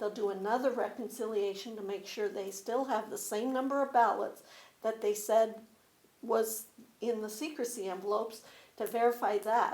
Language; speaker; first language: English; native; English